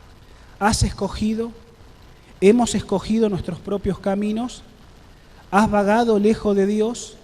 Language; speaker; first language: Spanish; native; Spanish